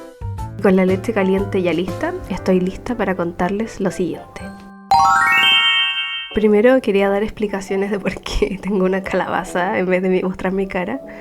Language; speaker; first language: Spanish; native; Spanish